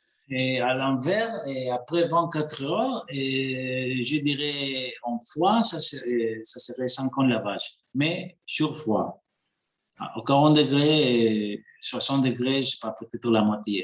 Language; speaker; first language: French; non-native, fluent; Spanish